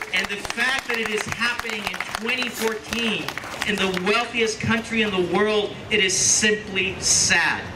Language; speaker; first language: English; early bilingual, other home language; Spanish